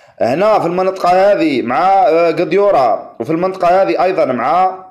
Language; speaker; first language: Arabic; native; Arabic